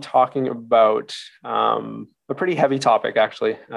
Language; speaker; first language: English; native; English